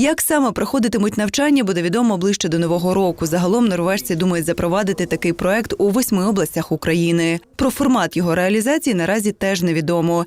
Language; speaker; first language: Ukrainian; native; Ukrainian